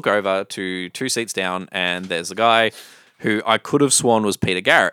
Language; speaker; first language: English; native; English